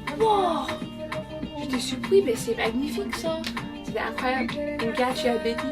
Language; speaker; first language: French; non-native, fluent; English